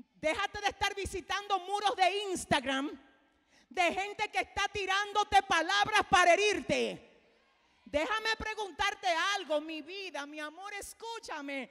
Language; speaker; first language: Spanish; native; Spanish